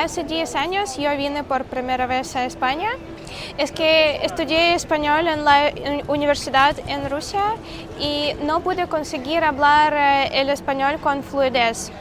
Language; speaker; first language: Spanish; non-native, fluent; Russian